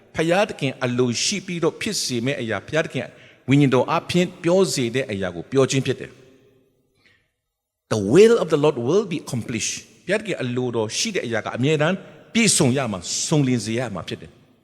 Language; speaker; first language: Burmese; non-native, local second language; Kachin